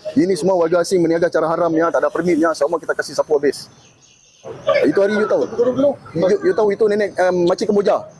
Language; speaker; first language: Malay; native; Malay